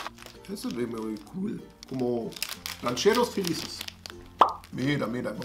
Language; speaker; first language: Spanish; non-native, learner; German